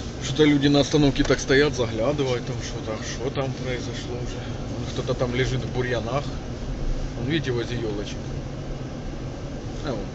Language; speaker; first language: Russian; native; Russian